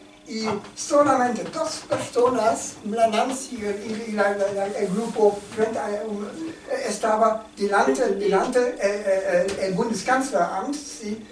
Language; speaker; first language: Spanish; non-native, learner; German